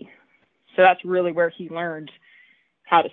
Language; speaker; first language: English; native; English